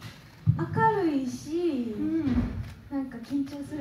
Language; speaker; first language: Japanese; native; Japanese